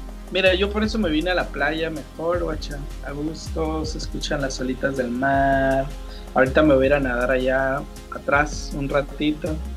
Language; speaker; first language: Spanish; native; Spanish